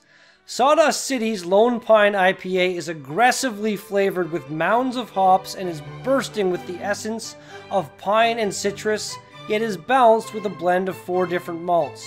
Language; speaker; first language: English; native; English